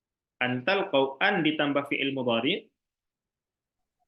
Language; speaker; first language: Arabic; non-native, fluent; Indonesian